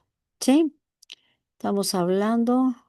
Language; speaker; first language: Spanish; native; Spanish